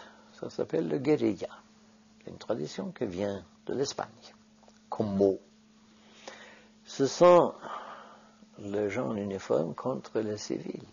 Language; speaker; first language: French; non-native, fluent; Norwegian